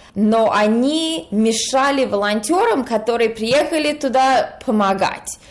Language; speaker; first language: Russian; early bilingual, heritage; Russian